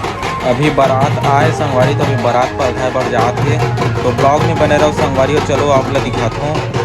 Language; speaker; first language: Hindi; non-native, local second language; Chhattisgarhi